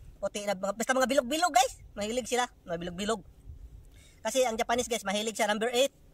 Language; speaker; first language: Filipino; non-native, local second language; Cebuano